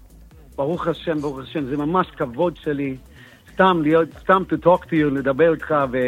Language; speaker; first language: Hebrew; non-native, learner; English